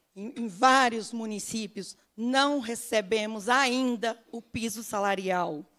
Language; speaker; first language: Portuguese; native; Portuguese